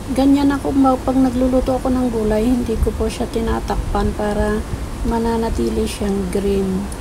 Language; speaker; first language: Filipino; non-native, local second language; Iloko